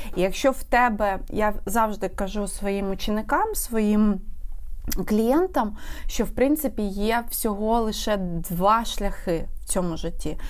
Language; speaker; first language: Ukrainian; non-native, local second language; Russian